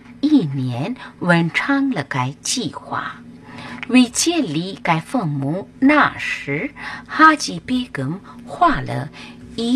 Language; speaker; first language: Chinese; non-native, fluent; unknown